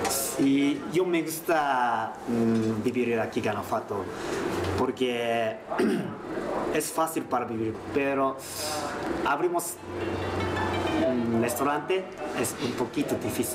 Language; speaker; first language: Spanish; non-native, learner; Japanese